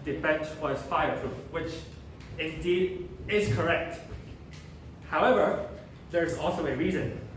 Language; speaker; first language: English; non-native, local second language; Chinese